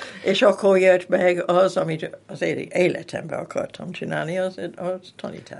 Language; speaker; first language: Hungarian; non-native, fluent; English